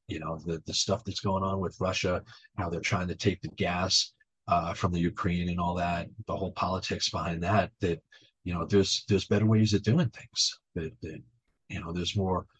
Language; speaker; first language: English; native; English